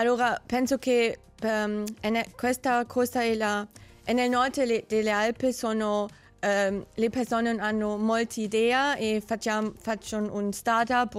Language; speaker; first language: Italian; non-native, learner; German